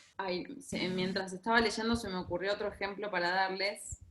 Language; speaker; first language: Spanish; native; Spanish